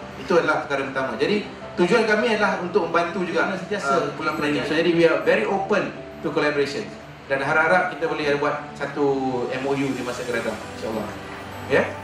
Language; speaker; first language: Malay; native; Malay